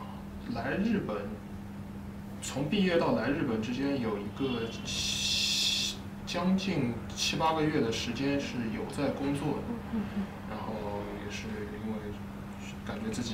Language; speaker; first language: Chinese; native; Chinese